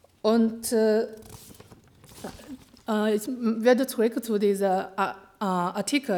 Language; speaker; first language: German; non-native, learner; Chinese